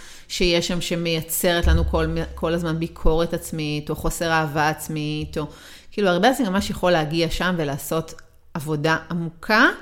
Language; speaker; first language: Hebrew; native; Hebrew